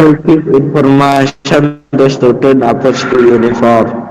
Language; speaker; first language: English; non-native, learner; Indonesian